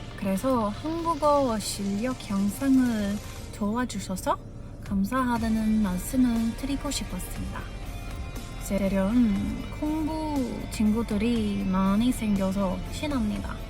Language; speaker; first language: Korean; non-native, learner; English